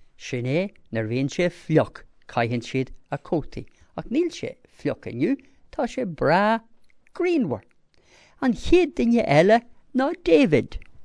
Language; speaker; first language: Irish; non-native, local second language; English